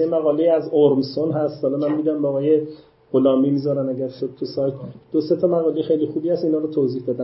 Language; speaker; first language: Persian; native; Persian